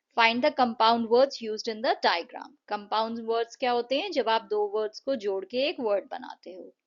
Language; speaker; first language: Hindi; native; Hindi